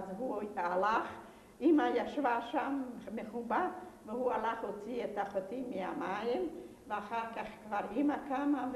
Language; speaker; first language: Hebrew; non-native, fluent; Yiddish